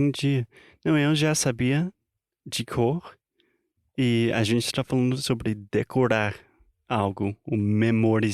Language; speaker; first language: Portuguese; non-native, fluent; English